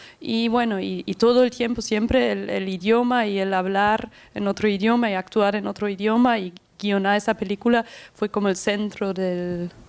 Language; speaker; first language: Spanish; non-native, fluent; German